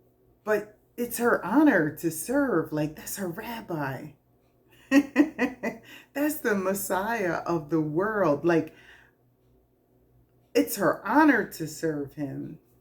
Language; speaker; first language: English; native; English